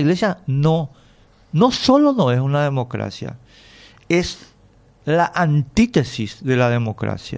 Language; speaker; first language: Spanish; native; Spanish